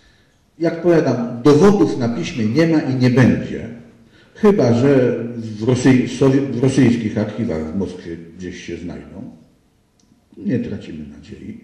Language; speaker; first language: Polish; native; Polish